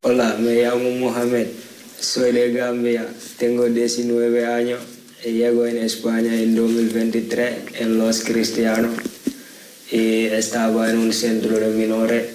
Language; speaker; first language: Spanish; non-native, learner; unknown